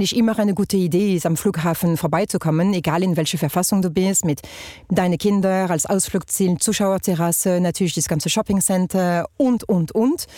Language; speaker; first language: German; non-native, fluent; French